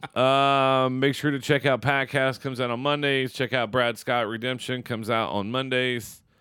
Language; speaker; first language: English; native; English